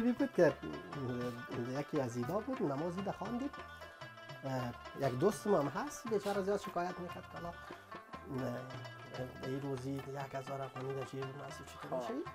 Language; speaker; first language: Persian; native; Persian